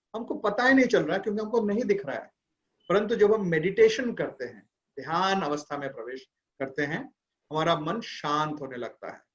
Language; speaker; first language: Hindi; non-native, local second language; Bangla